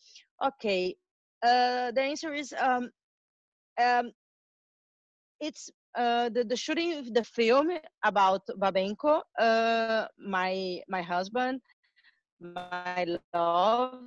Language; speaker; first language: English; non-native, learner; Portuguese